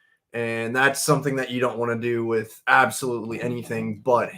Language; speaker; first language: English; native; English